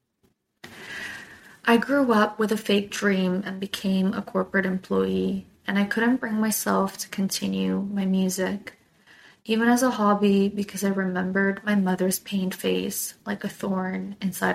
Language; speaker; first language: English; non-native, fluent; Korean